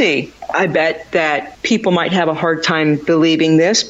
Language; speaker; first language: English; native; English